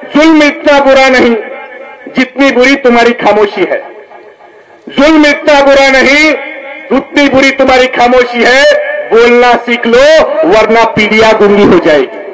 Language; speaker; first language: Hindi; non-native, local second language; Marathi